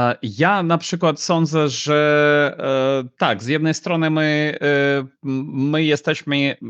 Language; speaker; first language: Polish; non-native, fluent; Ukrainian